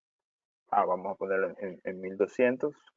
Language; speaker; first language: Spanish; native; Spanish